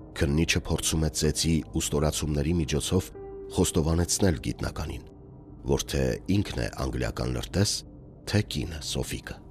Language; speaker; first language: Armenian; native; Armenian